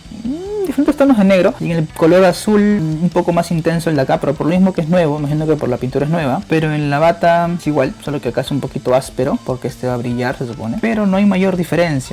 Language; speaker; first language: Spanish; native; Spanish